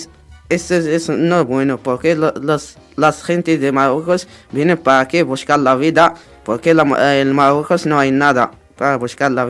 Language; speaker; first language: Spanish; non-native, learner; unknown